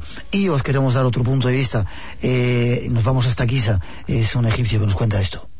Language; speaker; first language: Spanish; native; Spanish